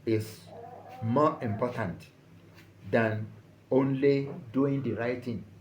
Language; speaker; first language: English; non-native, local second language; Yoruba